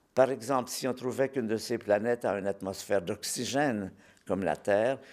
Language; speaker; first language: French; native; French